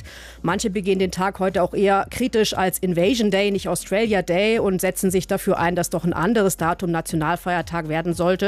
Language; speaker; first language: German; native; German